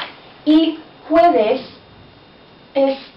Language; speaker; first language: Spanish; non-native, learner; English